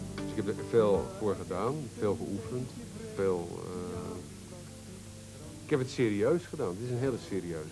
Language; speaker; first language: Dutch; native; Dutch